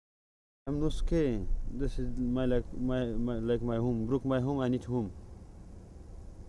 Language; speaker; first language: English; non-native, learner; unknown